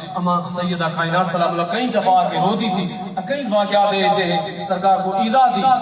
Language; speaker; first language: Urdu; non-native, local second language; Sindhi